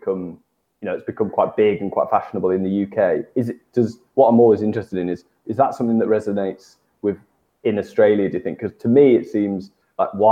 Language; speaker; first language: English; native; English